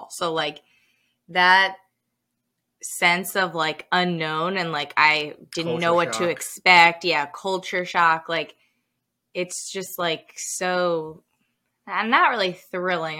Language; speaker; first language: English; native; English